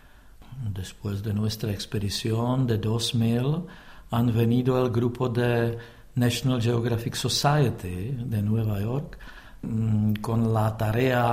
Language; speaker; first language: Spanish; non-native, fluent; Czech